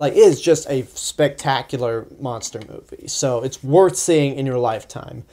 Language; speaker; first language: English; native; English